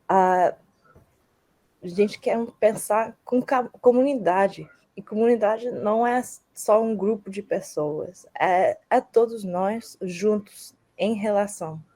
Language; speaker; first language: Portuguese; early bilingual, heritage; Portuguese